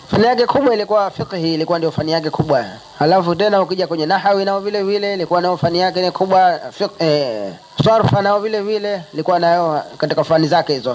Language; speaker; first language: Swahili; native; Swahili